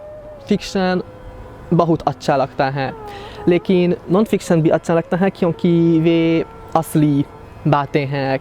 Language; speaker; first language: Hindi; non-native, fluent; Hungarian